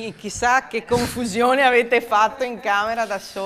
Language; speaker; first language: Italian; native; Italian